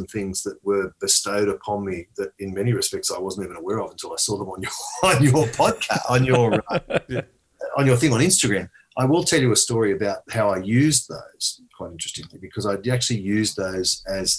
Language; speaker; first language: English; native; English